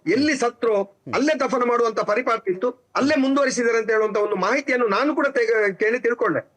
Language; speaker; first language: Kannada; native; Kannada